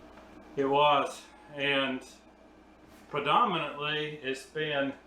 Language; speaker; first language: English; native; English